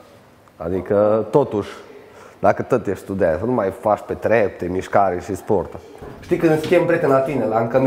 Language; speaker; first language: Romanian; native; Romanian